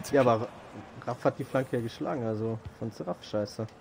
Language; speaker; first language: German; native; German